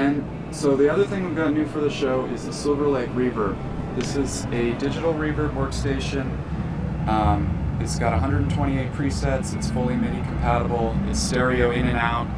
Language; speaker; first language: English; native; English